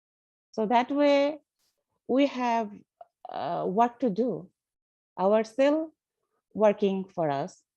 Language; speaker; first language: English; non-native, learner; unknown